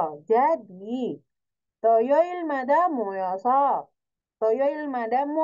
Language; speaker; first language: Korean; non-native, fluent; Indonesian